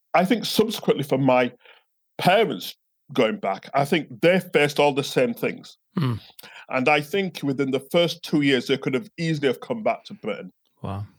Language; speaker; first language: English; native; English